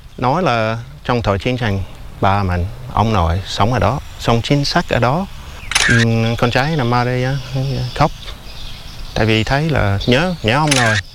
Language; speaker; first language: Vietnamese; non-native, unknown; English